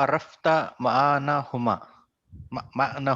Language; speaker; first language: Arabic; non-native, learner; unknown